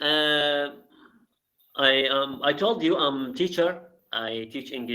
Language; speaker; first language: English; non-native, learner; Arabic